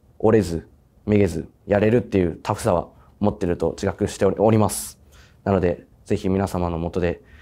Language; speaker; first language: Japanese; native; Japanese